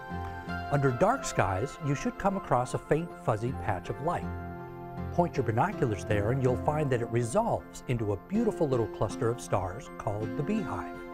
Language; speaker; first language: English; native; English